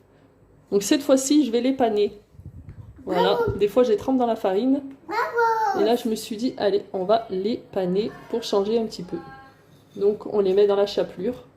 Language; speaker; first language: French; native; French